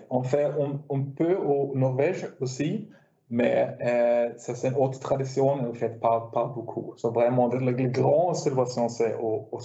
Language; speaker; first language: French; non-native, learner; Swedish